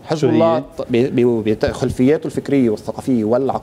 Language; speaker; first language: Arabic; native; Arabic